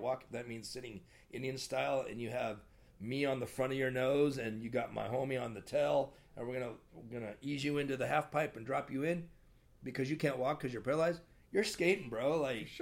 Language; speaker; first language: English; native; English